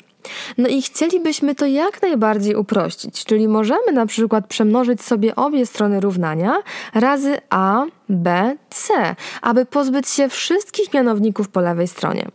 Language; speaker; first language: Polish; native; Polish